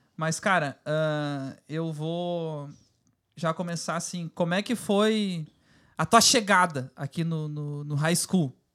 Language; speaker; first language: Portuguese; native; Portuguese